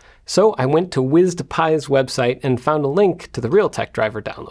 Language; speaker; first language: English; native; English